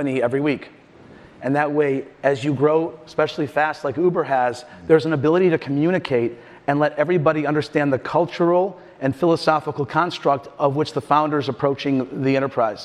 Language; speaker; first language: English; native; English